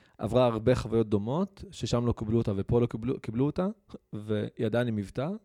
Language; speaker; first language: Hebrew; non-native, local second language; Arabic